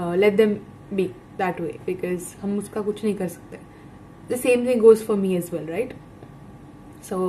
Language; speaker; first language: Hindi; non-native, local second language; Gujarati